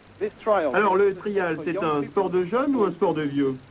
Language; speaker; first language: French; native; French